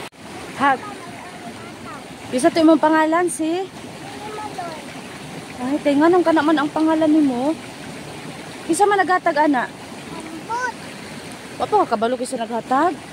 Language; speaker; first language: Filipino; non-native, local second language; Cebuano